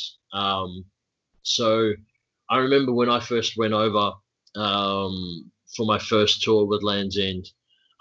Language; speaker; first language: English; native; English